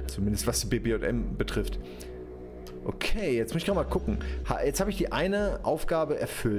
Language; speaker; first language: German; native; German